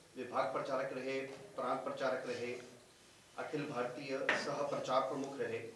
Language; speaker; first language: Hindi; native; Hindi